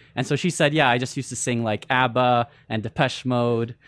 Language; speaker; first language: English; early bilingual, other home language; Arabic